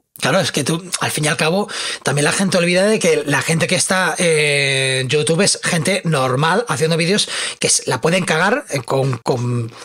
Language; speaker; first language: Spanish; native; Spanish